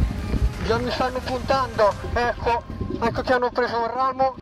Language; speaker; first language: Italian; native; Italian